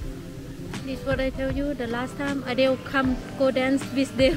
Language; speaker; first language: English; non-native, learner; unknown